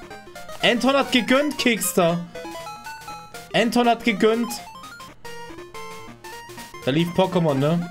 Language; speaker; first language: German; native; German